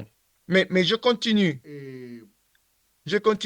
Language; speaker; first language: French; non-native, learner; Spanish